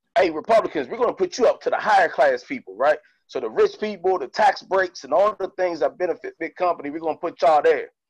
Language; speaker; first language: English; native; English